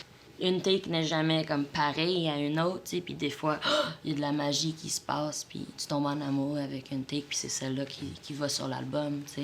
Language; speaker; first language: French; native; French